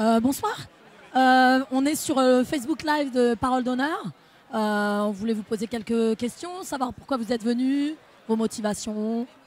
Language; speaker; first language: French; native; French